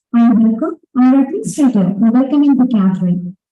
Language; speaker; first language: English; non-native, local second language; Malayalam